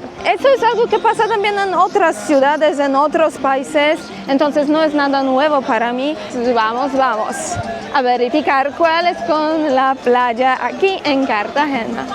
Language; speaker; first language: Spanish; non-native, fluent; Polish